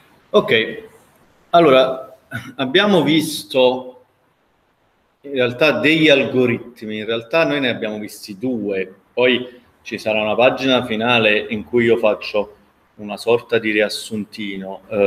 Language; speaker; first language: Italian; native; Italian